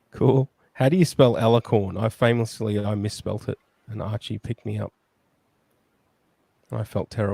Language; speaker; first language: English; native; English